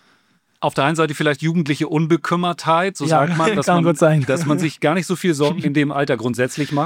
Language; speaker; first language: German; native; German